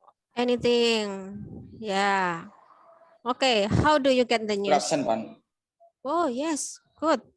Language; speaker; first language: English; non-native, learner; Indonesian